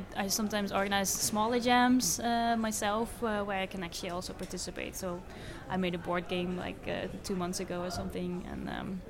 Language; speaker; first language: English; non-native, fluent; Dutch